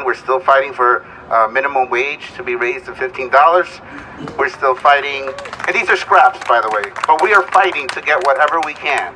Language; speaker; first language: English; early bilingual, other home language; Spanish